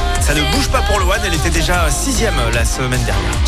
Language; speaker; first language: French; native; French